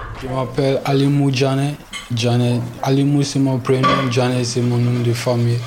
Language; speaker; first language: French; non-native, learner; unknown